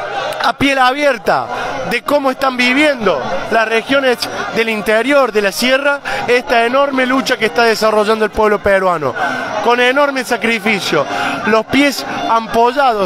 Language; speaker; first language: Spanish; native; Spanish